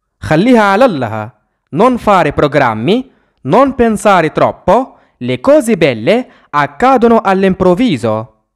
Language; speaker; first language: Italian; non-native, fluent; Arabic